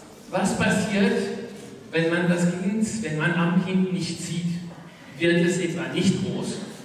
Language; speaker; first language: German; non-native, fluent; French